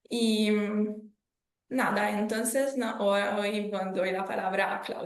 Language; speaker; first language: Spanish; non-native, fluent; Italian